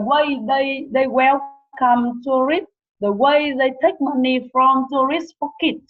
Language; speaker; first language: English; non-native, learner; Vietnamese